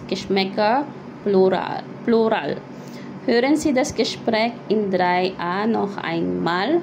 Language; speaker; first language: German; non-native, fluent; Filipino